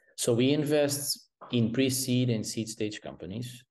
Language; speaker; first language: English; non-native, fluent; Portuguese